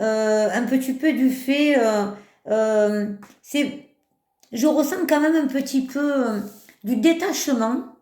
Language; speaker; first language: French; native; French